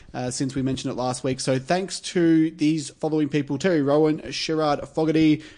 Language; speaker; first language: English; native; English